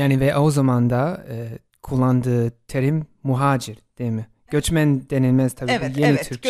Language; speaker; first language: Turkish; non-native, fluent; English